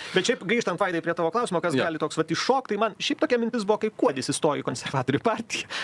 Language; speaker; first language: Lithuanian; native; Lithuanian